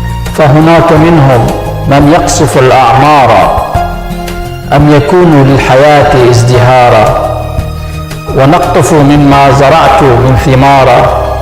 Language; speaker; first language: Arabic; native; Arabic